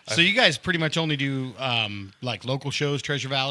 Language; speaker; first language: English; native; English